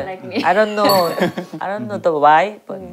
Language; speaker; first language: English; non-native, learner; Korean